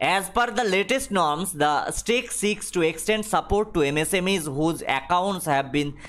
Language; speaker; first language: English; non-native, local second language; Bangla